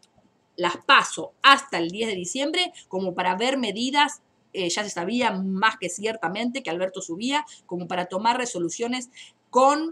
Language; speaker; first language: Spanish; native; Spanish